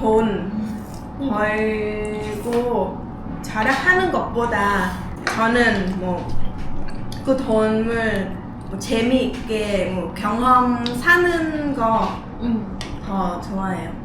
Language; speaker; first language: Korean; non-native, local second language; Vietnamese